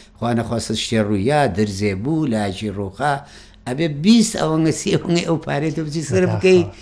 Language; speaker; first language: Central Kurdish; native; Central Kurdish